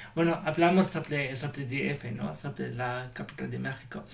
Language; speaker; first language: Spanish; non-native, learner; German